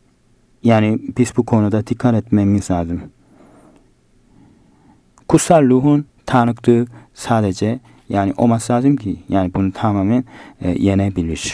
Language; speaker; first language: Turkish; non-native, fluent; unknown